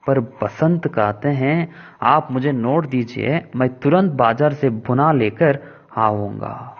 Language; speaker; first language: Hindi; non-native, local second language; Kannada